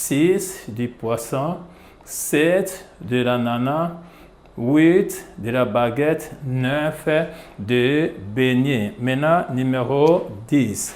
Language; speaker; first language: French; non-native, fluent; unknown